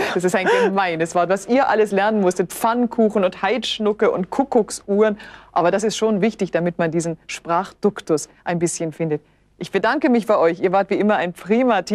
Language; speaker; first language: German; native; German